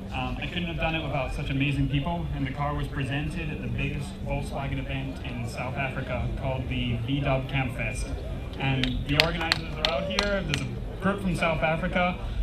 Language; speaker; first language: English; native; English